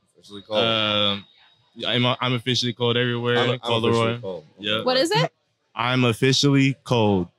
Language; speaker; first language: English; native; English